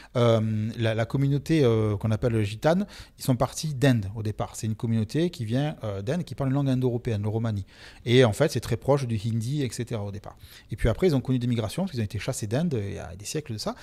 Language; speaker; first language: French; native; French